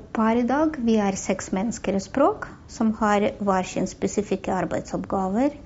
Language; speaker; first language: Norwegian; non-native, fluent; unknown